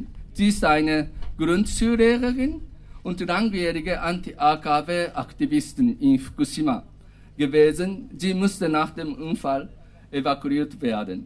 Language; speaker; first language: German; non-native, fluent; Japanese